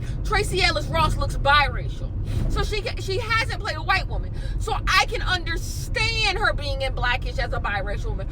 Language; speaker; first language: English; native; English